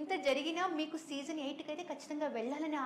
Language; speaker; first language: Telugu; native; Telugu